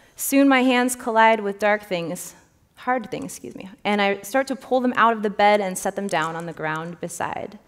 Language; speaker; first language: English; native; English